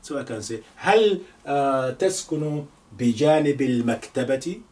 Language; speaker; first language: Arabic; non-native, fluent; English